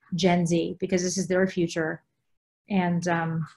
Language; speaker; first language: English; native; English